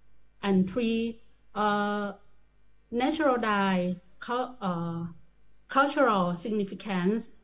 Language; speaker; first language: English; non-native, learner; Thai